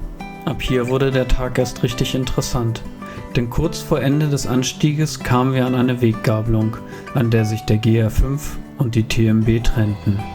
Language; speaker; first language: German; native; German